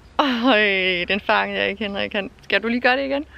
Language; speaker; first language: Danish; native; Danish